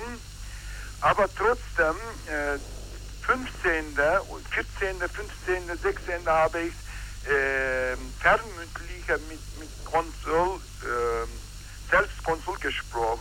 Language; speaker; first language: German; non-native, learner; Turkish